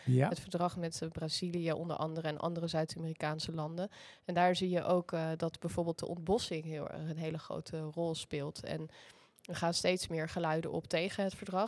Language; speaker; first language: Dutch; native; Dutch